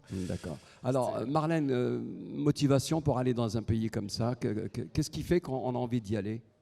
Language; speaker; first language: French; native; French